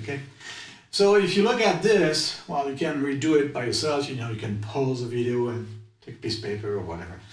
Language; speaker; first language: English; non-native, fluent; French